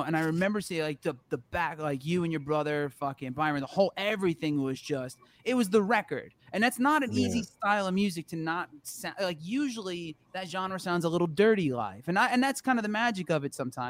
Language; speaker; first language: English; native; English